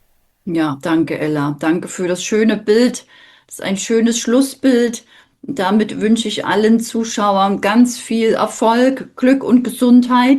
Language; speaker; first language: German; native; German